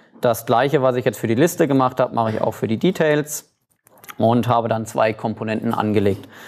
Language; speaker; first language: German; native; German